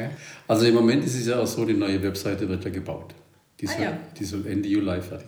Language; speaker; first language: German; native; German